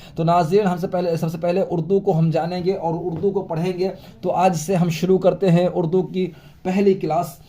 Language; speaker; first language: Hindi; native; Hindi